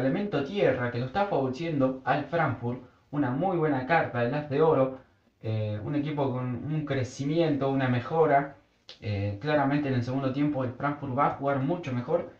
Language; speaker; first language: Spanish; native; Spanish